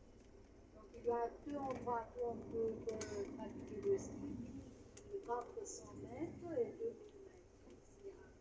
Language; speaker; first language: French; non-native, fluent; Romanian